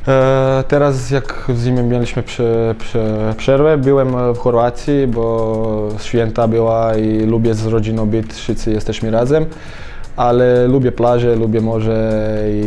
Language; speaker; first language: Polish; non-native, fluent; Croatian